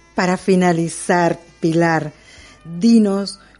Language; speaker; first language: Spanish; native; Spanish